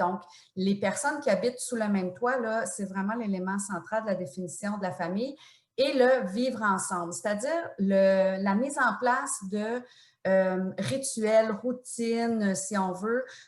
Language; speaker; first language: French; native; French